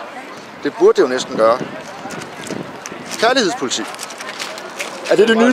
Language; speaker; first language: Danish; native; Danish